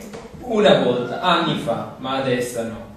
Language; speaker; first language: Italian; non-native, learner; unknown